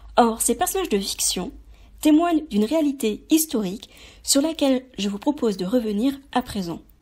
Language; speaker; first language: French; native; French